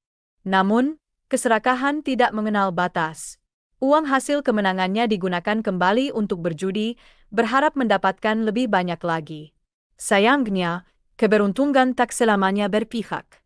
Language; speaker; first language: Indonesian; native; Indonesian